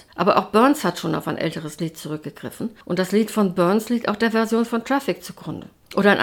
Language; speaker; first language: German; native; German